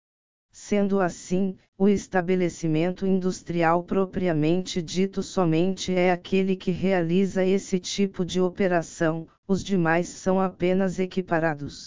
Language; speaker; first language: Portuguese; native; Portuguese